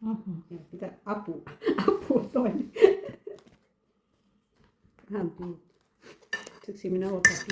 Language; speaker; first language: Finnish; non-native, learner; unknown